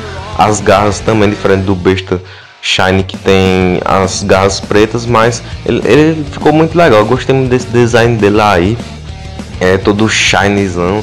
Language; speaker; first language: Portuguese; native; Portuguese